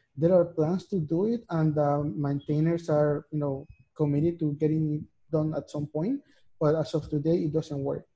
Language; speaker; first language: English; non-native, fluent; Spanish